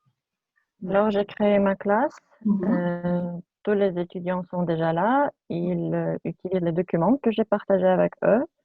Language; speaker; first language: French; non-native, fluent; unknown